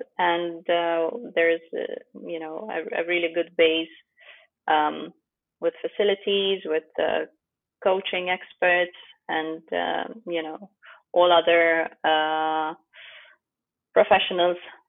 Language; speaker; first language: English; non-native, fluent; Ukrainian